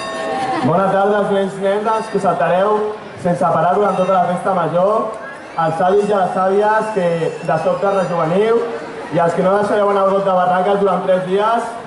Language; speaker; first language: Catalan; native; Catalan